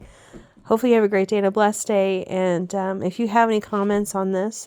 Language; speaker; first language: English; native; English